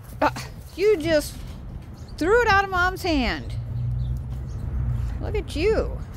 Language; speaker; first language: English; native; English